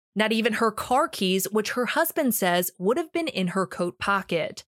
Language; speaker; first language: English; native; English